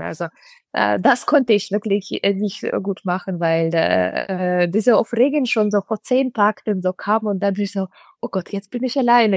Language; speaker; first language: German; non-native, fluent; Russian